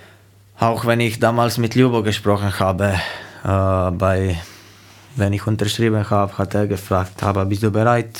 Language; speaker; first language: German; non-native, fluent; Slovenian